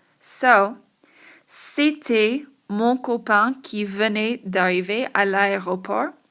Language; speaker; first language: French; non-native, fluent; English